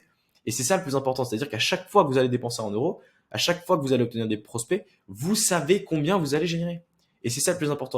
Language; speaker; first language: French; native; French